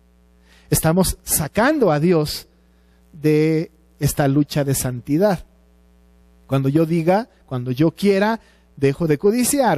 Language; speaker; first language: Spanish; native; Spanish